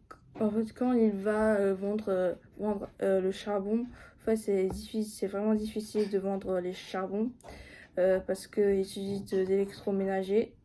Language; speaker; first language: French; non-native, fluent; Japanese